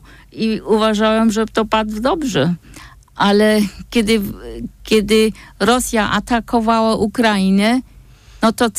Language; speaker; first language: Polish; non-native, fluent; German